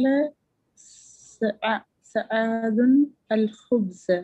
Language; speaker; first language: Arabic; non-native, learner; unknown